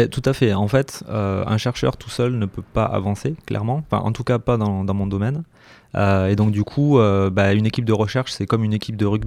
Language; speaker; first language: French; native; French